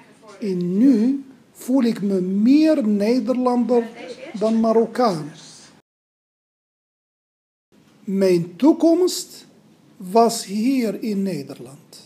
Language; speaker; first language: Dutch; non-native, fluent; Arabic